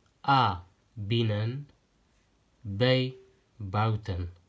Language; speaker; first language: Dutch; non-native, fluent; Tigrinya